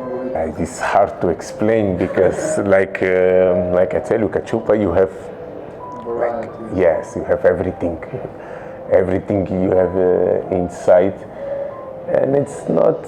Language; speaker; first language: English; non-native, local second language; Kabuverdianu